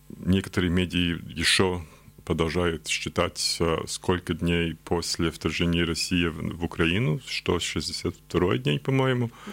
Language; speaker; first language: Russian; non-native, local second language; Latvian